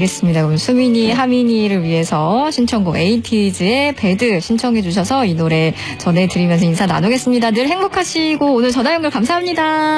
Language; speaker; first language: Korean; native; Korean